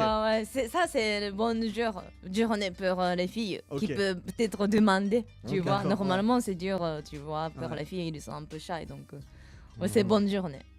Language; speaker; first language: French; non-native, fluent; Japanese